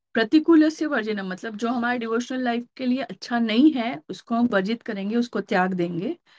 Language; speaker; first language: Hindi; non-native, local second language; Marathi